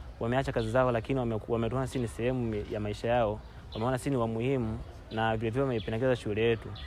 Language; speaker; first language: Swahili; native; Swahili